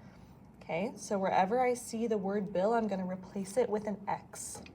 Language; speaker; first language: English; native; English